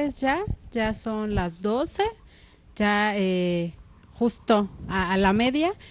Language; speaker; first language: Spanish; native; Spanish